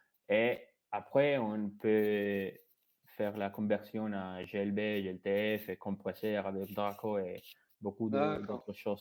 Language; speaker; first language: French; non-native, fluent; Spanish